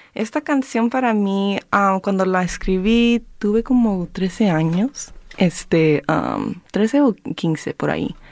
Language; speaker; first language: Spanish; early bilingual, heritage; Spanish